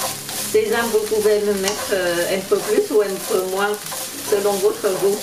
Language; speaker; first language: French; non-native, learner; Vietnamese